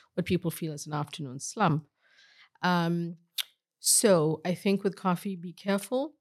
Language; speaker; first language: English; native; English